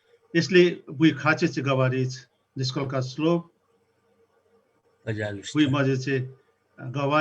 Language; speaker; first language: Russian; non-native, learner; Nepali